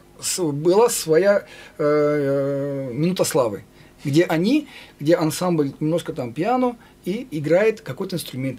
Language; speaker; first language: Russian; non-native, fluent; Azerbaijani